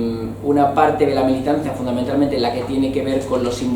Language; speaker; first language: Spanish; native; Spanish